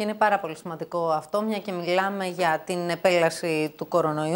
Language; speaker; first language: Greek; native; Greek